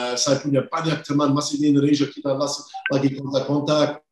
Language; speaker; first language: Indonesian; non-native, fluent; English